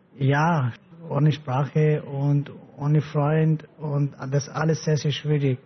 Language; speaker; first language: German; non-native, learner; Pashto